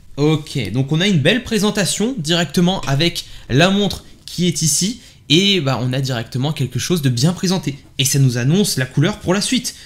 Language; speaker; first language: French; native; French